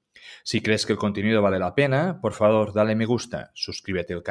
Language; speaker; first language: Spanish; native; Spanish